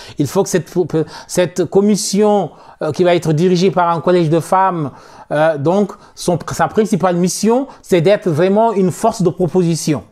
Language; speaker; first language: French; non-native, local second language; Soninke